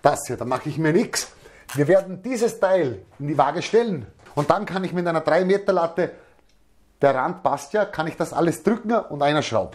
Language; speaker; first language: German; native; German